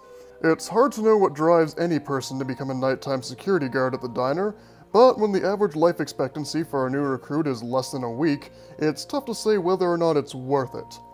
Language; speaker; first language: English; native; English